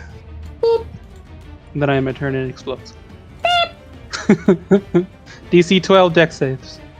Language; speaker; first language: English; native; English